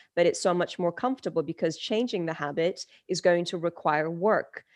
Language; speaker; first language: English; early bilingual, other home language; Turkish